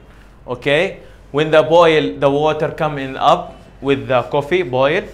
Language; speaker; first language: English; non-native, learner; Arabic